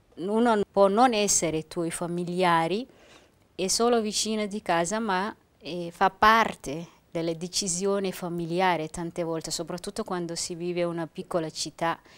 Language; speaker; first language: Italian; non-native, fluent; Somali